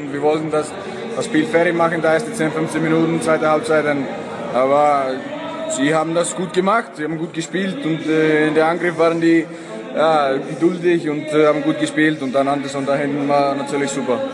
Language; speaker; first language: German; non-native, learner; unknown